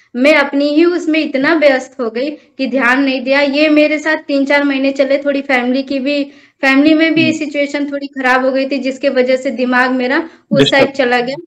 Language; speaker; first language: Hindi; native; Hindi